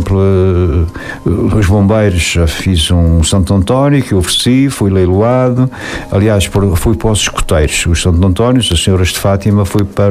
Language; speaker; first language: Portuguese; native; Portuguese